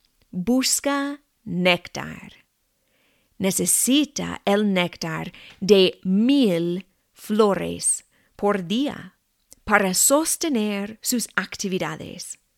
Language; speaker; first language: Spanish; non-native, fluent; English